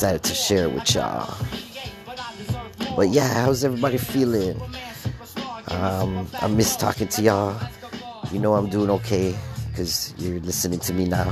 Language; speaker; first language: English; native; English